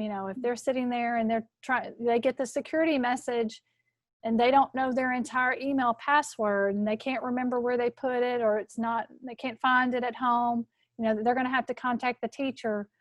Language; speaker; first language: English; native; English